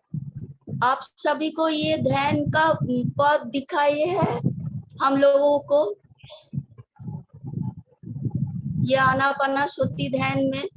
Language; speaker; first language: Hindi; non-native, local second language; Bangla